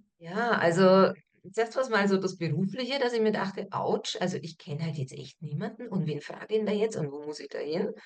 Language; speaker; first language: German; native; German